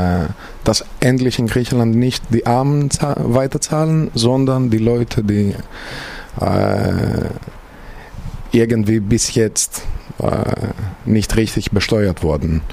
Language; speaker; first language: German; non-native, fluent; Greek